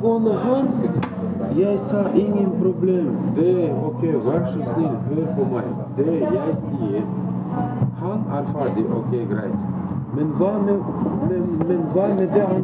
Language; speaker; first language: Norwegian; non-native, learner; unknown